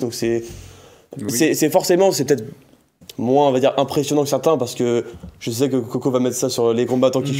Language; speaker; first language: French; native; French